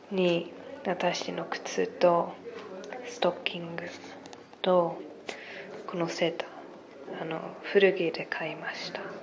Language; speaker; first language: Japanese; non-native, fluent; English